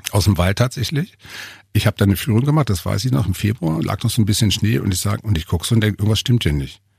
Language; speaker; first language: German; native; German